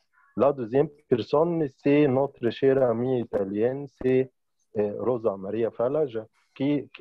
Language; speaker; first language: French; non-native, fluent; Arabic